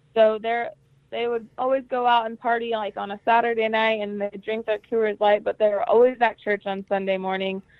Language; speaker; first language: English; native; English